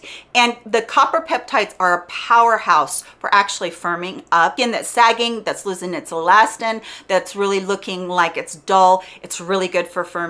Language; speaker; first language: English; native; English